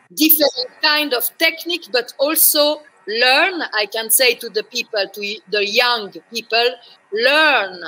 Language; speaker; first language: English; non-native, learner; French